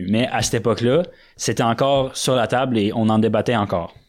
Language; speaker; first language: French; native; French